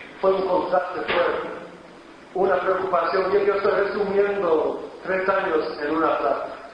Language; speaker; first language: Spanish; non-native, fluent; English